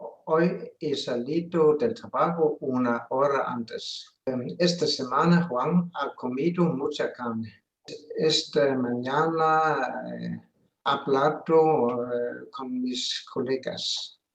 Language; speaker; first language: Spanish; non-native, learner; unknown